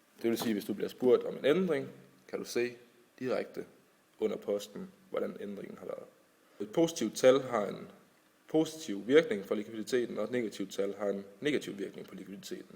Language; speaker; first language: Danish; native; Danish